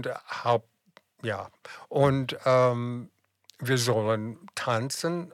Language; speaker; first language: German; non-native, fluent; English